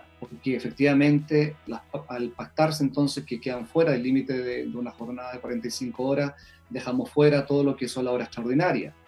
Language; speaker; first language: Spanish; native; Spanish